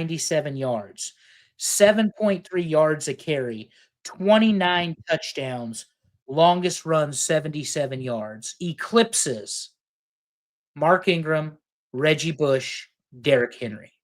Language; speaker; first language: English; native; English